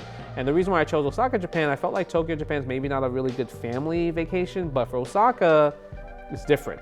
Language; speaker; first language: English; native; English